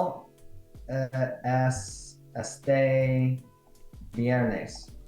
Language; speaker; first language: Spanish; non-native, learner; English